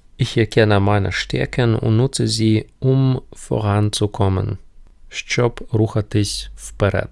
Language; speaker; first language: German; non-native, fluent; Ukrainian